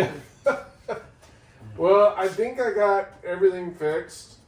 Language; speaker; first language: English; native; English